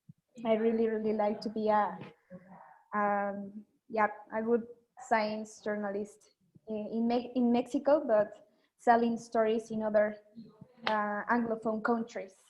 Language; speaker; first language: English; non-native, learner; Spanish